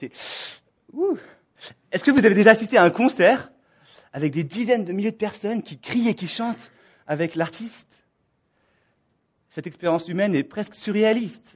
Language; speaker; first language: French; native; French